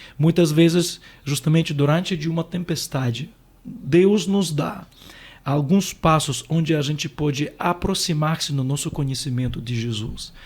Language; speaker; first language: Portuguese; non-native, fluent; Ukrainian